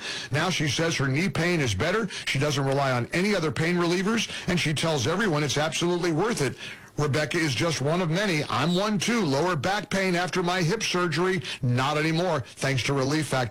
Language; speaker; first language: English; native; English